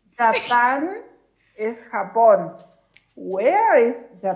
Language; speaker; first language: English; non-native, learner; Spanish